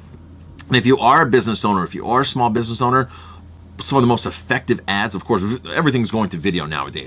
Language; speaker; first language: English; native; English